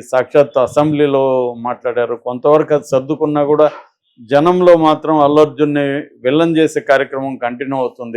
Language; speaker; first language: Telugu; native; Telugu